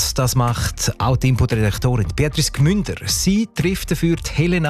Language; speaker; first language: German; native; German